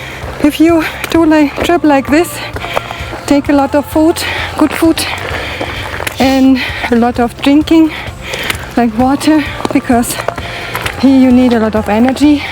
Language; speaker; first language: English; non-native, learner; German